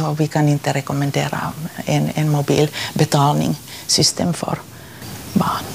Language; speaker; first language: Swedish; non-native, local second language; Finnish